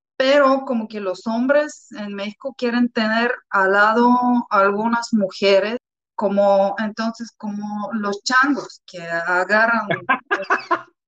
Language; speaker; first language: Spanish; non-native, fluent; Bulgarian